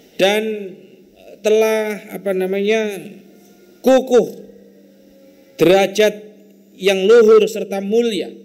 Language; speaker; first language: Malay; non-native, local second language; Javanese